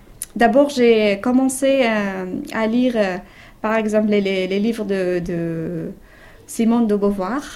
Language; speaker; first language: French; non-native, fluent; Persian